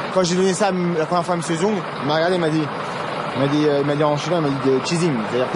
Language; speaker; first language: French; native; French